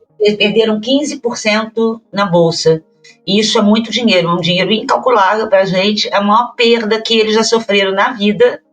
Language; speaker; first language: Portuguese; native; Portuguese